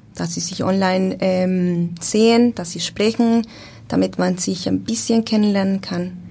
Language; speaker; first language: German; non-native, learner; Spanish